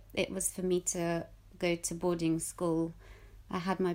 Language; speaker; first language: English; early bilingual, other home language; Russian